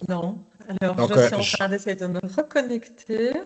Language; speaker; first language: French; native; French